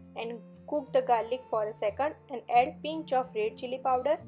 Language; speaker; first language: English; non-native, local second language; Gujarati